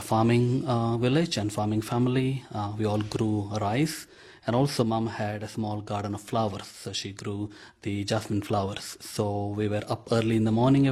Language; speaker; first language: English; non-native, local second language; Konkani